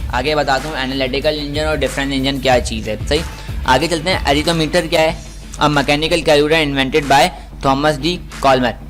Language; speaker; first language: Urdu; native; Urdu